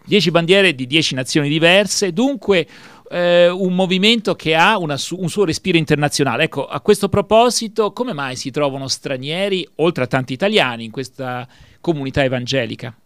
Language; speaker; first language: Italian; native; Italian